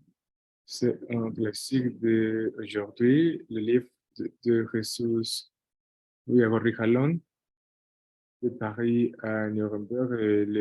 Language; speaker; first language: French; non-native, fluent; Portuguese